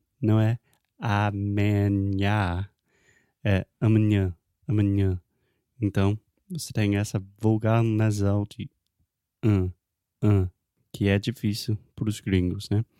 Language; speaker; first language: Portuguese; non-native, fluent; English